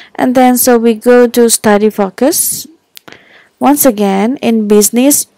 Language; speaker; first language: English; non-native, fluent; Indonesian